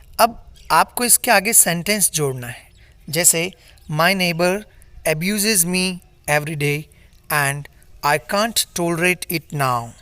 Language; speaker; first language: Hindi; native; Hindi